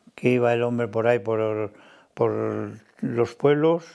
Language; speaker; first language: Spanish; native; Spanish